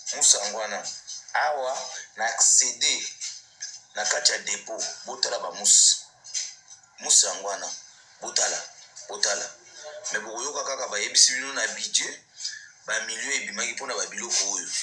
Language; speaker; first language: Lingala; non-native, local second language; Luba-Lulua